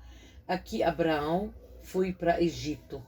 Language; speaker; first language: Portuguese; non-native, fluent; Arabic